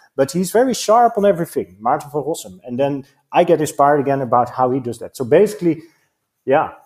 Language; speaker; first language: English; non-native, fluent; Dutch